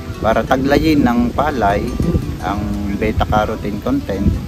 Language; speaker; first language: Filipino; native; Filipino